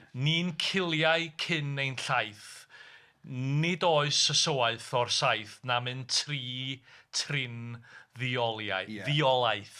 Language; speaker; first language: Welsh; native; Welsh